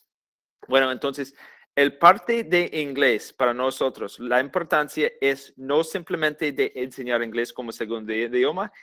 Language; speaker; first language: Spanish; non-native, fluent; English